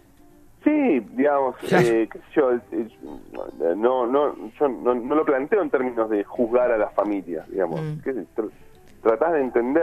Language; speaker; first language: Spanish; native; Spanish